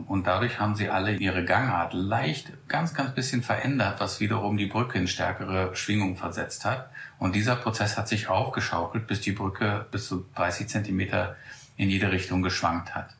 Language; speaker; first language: German; native; German